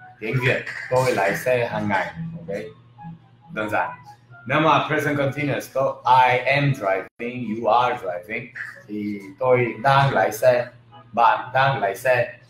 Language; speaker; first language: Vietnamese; non-native, fluent; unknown